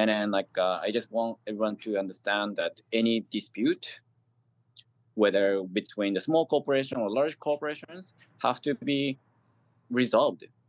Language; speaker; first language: English; non-native, fluent; Japanese